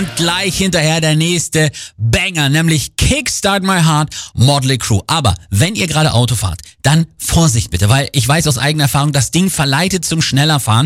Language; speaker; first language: German; native; German